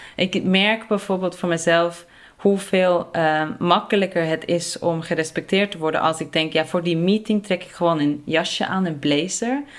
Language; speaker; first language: Dutch; non-native, fluent; Norwegian